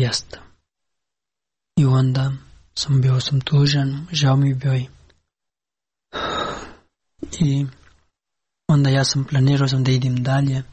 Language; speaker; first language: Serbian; non-native, learner; Pashto